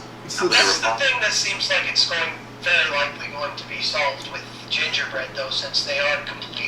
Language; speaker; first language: English; native; English